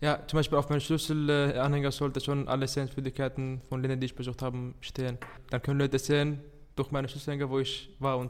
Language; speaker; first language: German; non-native, fluent; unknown